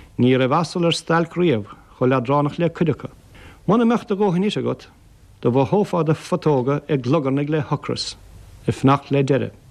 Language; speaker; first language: Irish; native; Irish